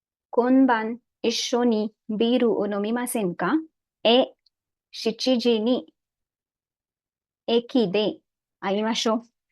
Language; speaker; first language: Japanese; non-native, learner; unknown